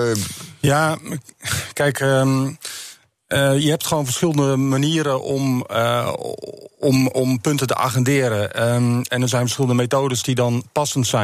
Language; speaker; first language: Dutch; native; Dutch